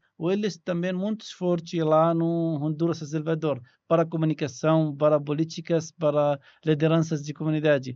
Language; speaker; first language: Portuguese; non-native, learner; Arabic